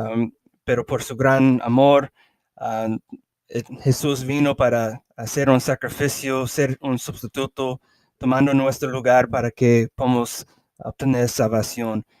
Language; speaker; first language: Spanish; early bilingual, heritage; English